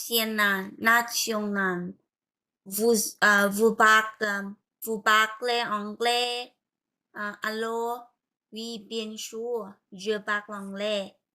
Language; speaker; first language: French; non-native, learner; Vietnamese